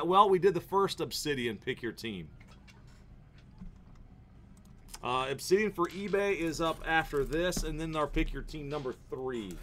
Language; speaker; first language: English; native; English